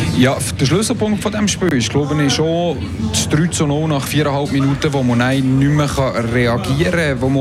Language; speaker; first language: German; native; German